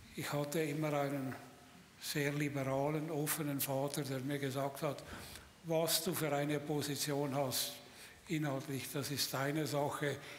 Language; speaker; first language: German; native; German